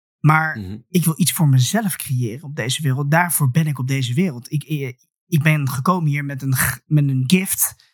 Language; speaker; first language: Dutch; native; Dutch